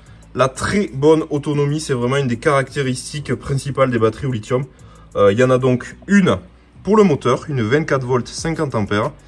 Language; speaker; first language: French; native; French